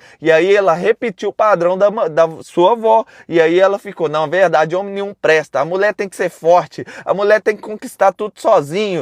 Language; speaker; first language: Portuguese; native; Portuguese